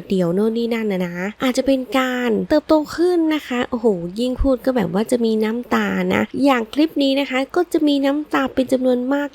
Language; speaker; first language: Thai; native; Thai